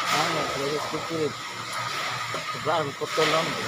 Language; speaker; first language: Filipino; non-native, local second language; Cebuano